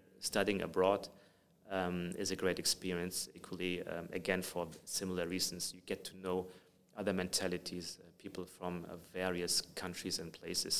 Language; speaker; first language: English; non-native, fluent; German